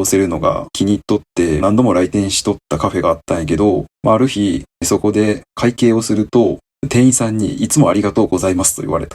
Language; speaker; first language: Japanese; native; Japanese